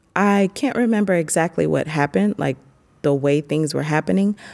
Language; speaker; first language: English; native; English